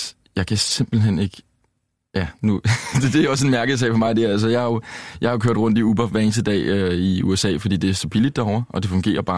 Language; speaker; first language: Danish; native; Danish